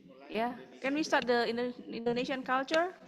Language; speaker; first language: English; non-native, fluent; Indonesian